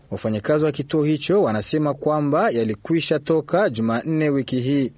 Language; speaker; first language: Swahili; non-native, local second language; Rundi